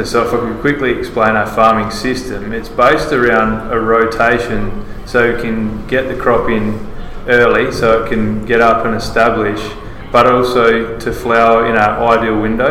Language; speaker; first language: English; native; English